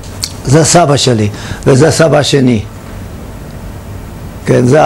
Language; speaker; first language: Hebrew; non-native, fluent; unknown